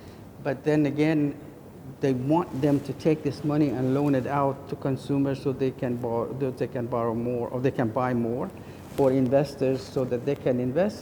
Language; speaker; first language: English; non-native, fluent; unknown